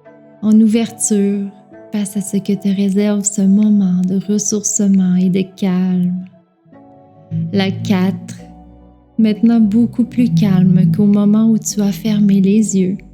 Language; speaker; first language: French; native; French